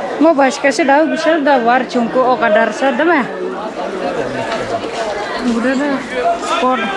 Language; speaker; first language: Turkish; non-native, learner; Indonesian